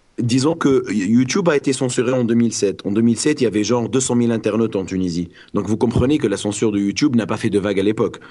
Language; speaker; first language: French; non-native, local second language; Arabic